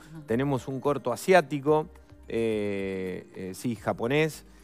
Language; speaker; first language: Spanish; native; Spanish